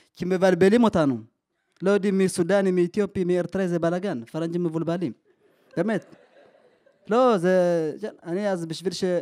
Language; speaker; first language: Hebrew; early bilingual, other home language; Amharic